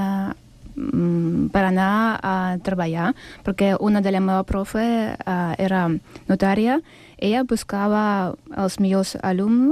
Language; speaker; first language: Catalan; non-native, fluent; Ukrainian